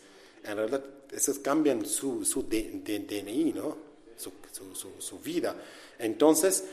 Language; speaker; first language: Spanish; non-native, learner; Kurdish